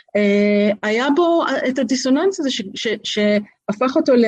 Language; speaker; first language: Hebrew; native; Hebrew